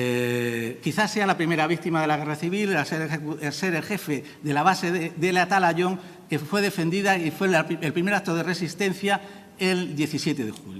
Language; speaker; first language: Spanish; native; Spanish